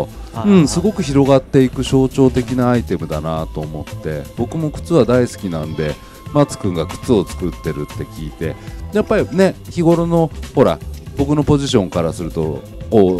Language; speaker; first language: Japanese; native; Japanese